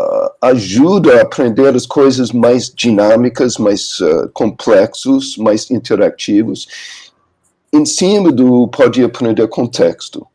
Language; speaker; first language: Portuguese; non-native, learner; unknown